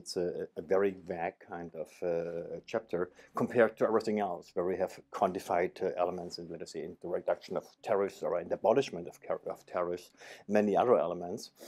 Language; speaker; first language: English; non-native, fluent; German